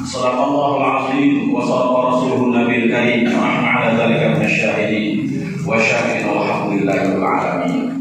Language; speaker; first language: Indonesian; non-native, local second language; Minangkabau